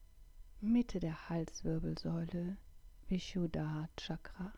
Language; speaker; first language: German; native; German